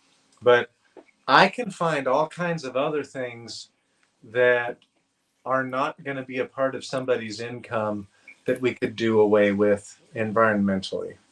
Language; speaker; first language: English; native; English